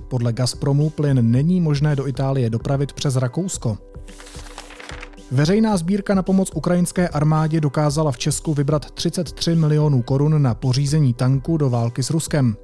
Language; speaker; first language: Czech; native; Czech